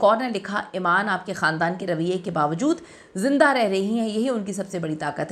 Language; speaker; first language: Urdu; native; Urdu